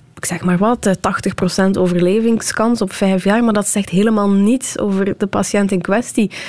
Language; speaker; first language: Dutch; native; Dutch